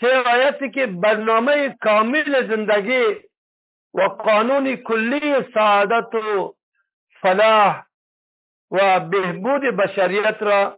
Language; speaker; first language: Persian; native; Persian